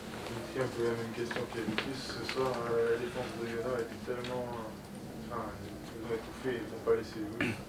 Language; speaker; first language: French; native; French